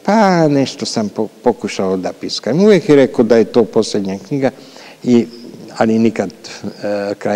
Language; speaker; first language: Serbian; non-native, local second language; Hungarian